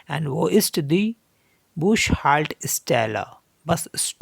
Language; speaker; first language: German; non-native, fluent; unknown